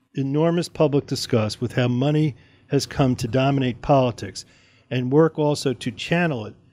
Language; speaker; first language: English; native; English